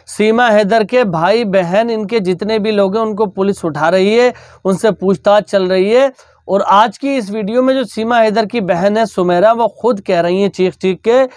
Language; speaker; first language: Hindi; native; Hindi